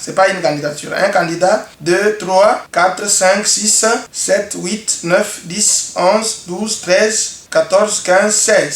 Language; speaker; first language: French; non-native, local second language; Luba-Lulua